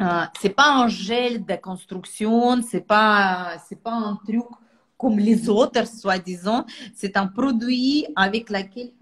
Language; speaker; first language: French; non-native, fluent; Russian